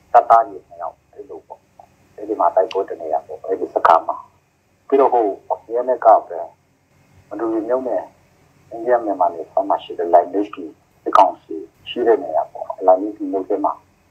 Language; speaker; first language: Burmese; non-native, local second language; Hakha Chin